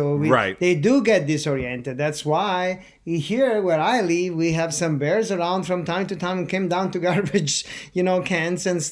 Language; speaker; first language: English; non-native, fluent; Italian